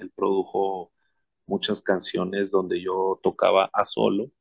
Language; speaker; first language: Spanish; native; Spanish